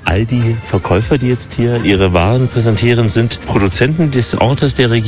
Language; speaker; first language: German; native; German